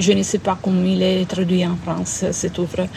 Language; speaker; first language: French; non-native, learner; Italian